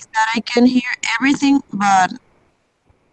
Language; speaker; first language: English; non-native, learner; Spanish